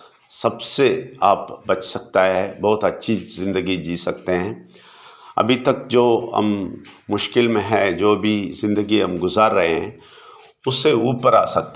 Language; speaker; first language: Hindi; non-native, local second language; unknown